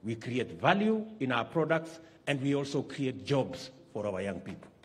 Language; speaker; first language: English; non-native, local second language; Kalenjin